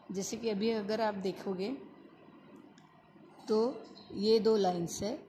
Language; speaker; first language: Hindi; non-native, local second language; Marathi